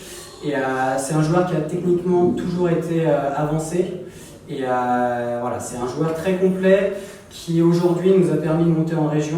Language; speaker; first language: French; native; French